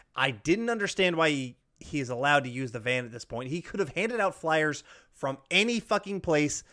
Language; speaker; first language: English; native; English